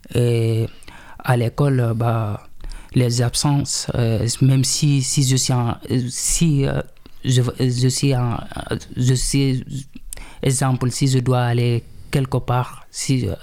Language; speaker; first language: French; non-native, local second language; Wolof